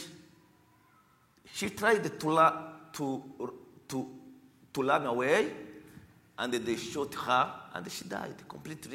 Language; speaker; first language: English; non-native, learner; Kinyarwanda